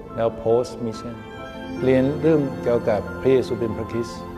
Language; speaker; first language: Thai; non-native, fluent; Chinese